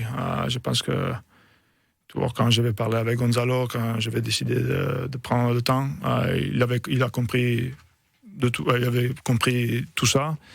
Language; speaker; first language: French; non-native, fluent; Italian